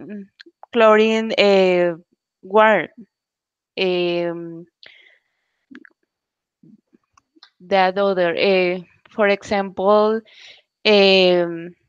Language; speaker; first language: English; non-native, learner; Spanish